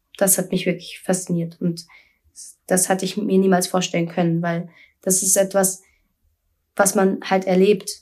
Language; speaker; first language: German; native; German